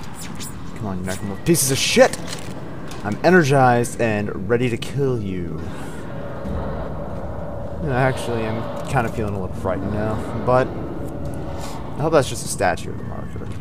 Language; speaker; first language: English; native; English